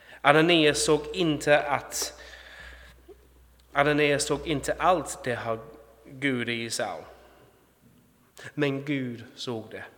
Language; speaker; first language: Swedish; non-native, fluent; English